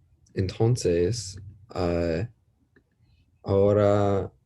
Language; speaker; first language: Spanish; non-native, learner; English